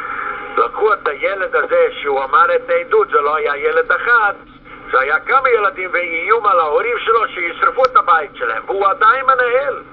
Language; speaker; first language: Hebrew; non-native, fluent; Yiddish